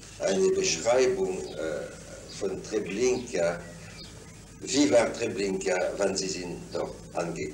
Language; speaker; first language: German; non-native, fluent; French